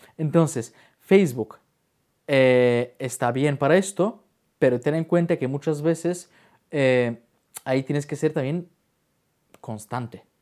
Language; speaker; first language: Spanish; non-native, fluent; Bulgarian